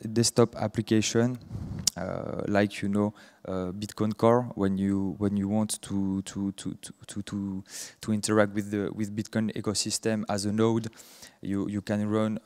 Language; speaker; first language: English; non-native, fluent; French